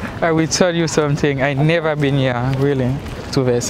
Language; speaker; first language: English; non-native, learner; French